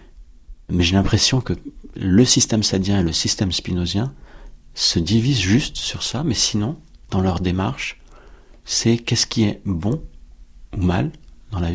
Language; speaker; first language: French; native; French